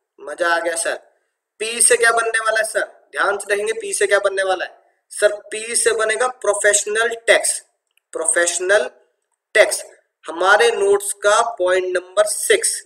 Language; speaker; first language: Hindi; native; Hindi